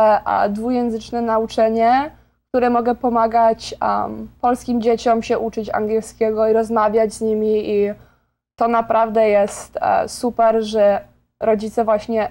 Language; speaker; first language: Polish; early bilingual, heritage; Polish